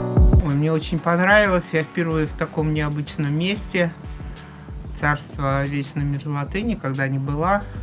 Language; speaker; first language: Russian; native; Russian